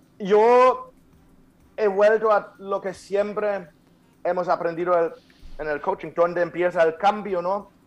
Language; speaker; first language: Spanish; non-native, fluent; German